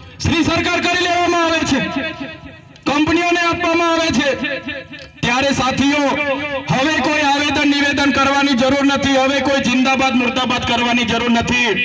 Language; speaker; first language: Gujarati; non-native, local second language; Vasavi